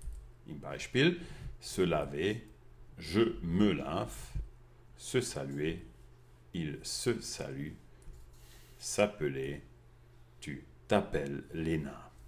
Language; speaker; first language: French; non-native, fluent; German